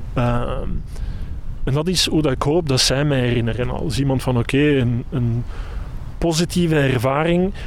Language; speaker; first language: Dutch; native; Dutch